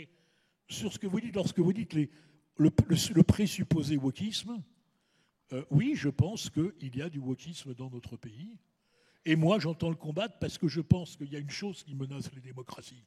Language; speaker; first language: French; native; French